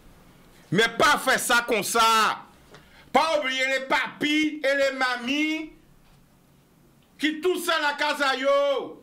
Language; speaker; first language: French; non-native, local second language; Guadeloupean Creole French